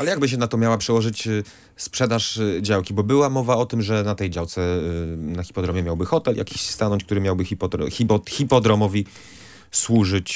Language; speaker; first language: Polish; native; Polish